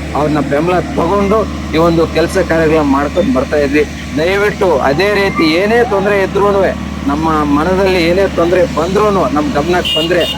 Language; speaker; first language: Kannada; native; Kannada